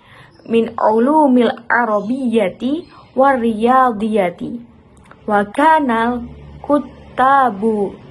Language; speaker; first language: Arabic; non-native, learner; Indonesian